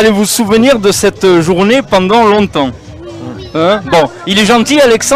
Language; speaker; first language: French; native; French